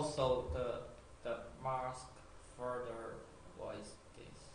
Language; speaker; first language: English; non-native, learner; Chinese